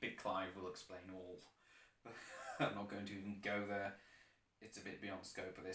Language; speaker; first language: English; native; English